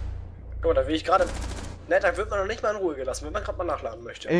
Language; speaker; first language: German; native; German